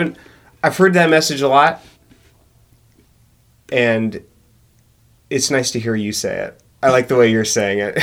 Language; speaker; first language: English; native; English